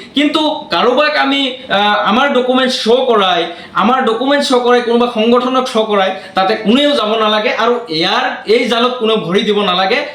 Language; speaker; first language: Assamese; non-native, local second language; Bangla